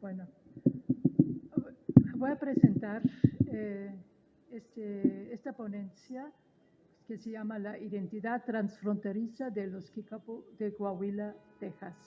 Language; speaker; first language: Spanish; non-native, fluent; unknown